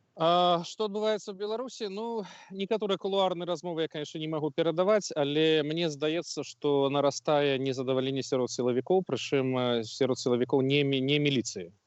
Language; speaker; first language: Belarusian; non-native, local second language; Russian